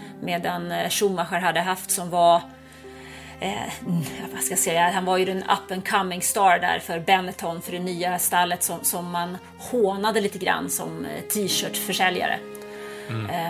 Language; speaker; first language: Swedish; native; Swedish